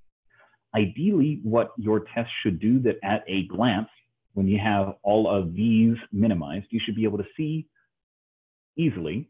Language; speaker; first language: English; native; English